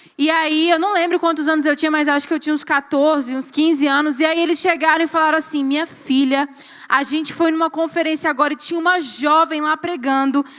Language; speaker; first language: Portuguese; native; Portuguese